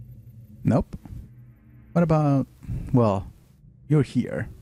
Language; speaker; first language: English; native; English